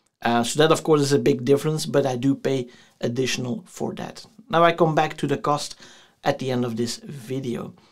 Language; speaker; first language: English; non-native, fluent; Dutch